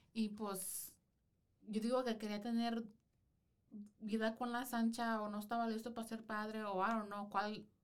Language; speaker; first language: Spanish; early bilingual, heritage; Spanish